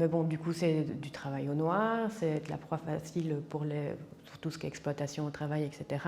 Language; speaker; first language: French; native; French